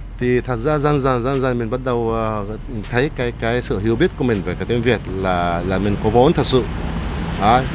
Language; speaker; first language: Vietnamese; non-native, fluent; Arabic